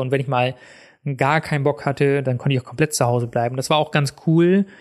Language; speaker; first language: German; native; German